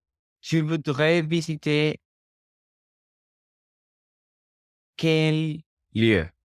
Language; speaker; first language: French; non-native, learner; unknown